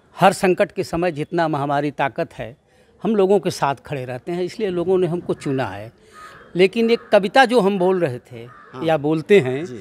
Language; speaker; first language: Hindi; native; Hindi